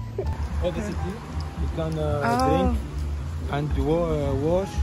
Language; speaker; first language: English; non-native, learner; Arabic